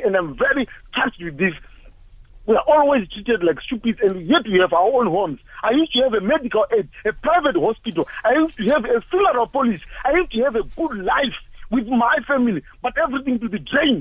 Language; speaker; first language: English; non-native, local second language; Shona